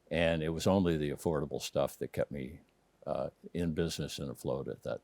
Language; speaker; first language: English; native; English